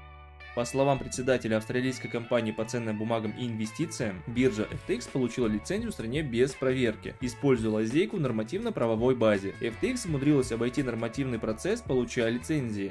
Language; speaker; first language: Russian; native; Russian